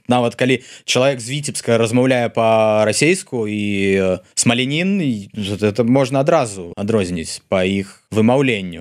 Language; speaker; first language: Belarusian; non-native, local second language; Russian